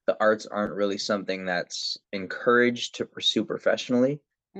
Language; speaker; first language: English; native; English